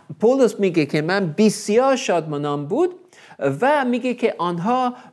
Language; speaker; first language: Persian; non-native, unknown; English